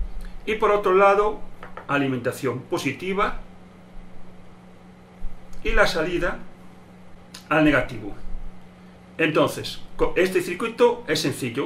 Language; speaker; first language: Spanish; native; Spanish